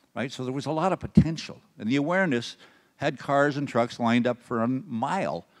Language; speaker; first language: English; native; English